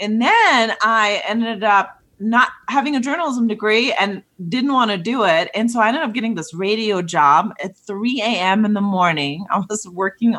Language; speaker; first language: English; non-native, fluent; German